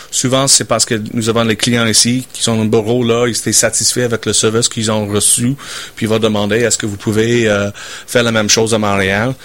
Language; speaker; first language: French; non-native, fluent; English